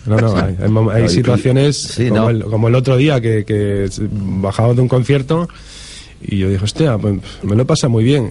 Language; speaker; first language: Spanish; native; Spanish